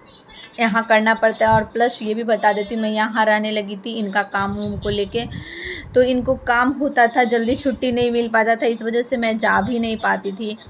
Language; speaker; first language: Hindi; non-native, local second language; Bhojpuri